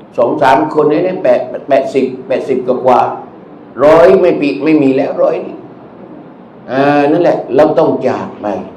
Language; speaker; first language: Thai; non-native, local second language; Malay